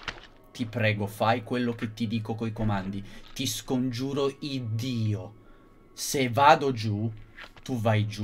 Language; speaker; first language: Italian; native; Italian